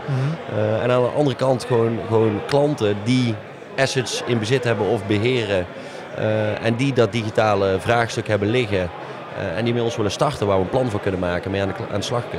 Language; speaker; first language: Dutch; native; Dutch